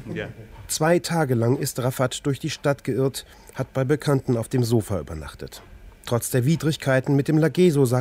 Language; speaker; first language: German; native; German